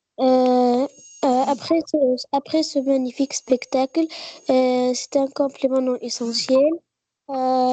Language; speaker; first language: French; non-native, learner; Arabic